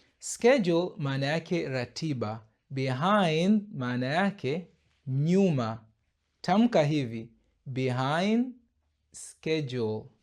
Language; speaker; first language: Swahili; native; Swahili